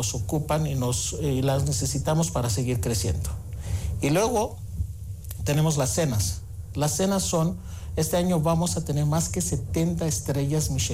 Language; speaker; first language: Spanish; non-native, fluent; Greek